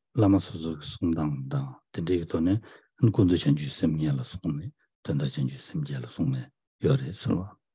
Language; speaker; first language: French; non-native, learner; Tibetan